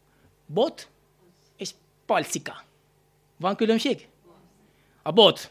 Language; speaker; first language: Hungarian; non-native, learner; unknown